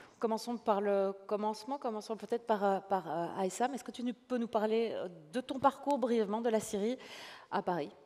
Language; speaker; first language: French; native; French